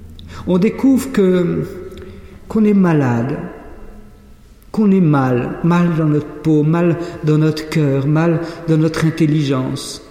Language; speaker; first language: French; native; French